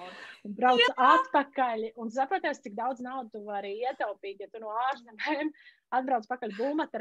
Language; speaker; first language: Latvian; native; Latvian